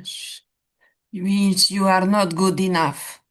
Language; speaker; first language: English; non-native, fluent; Serbian